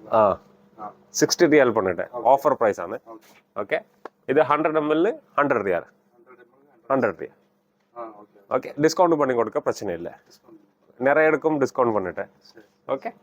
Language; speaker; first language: Tamil; non-native, local second language; Malayalam